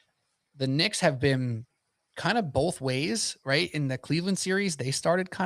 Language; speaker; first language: English; native; English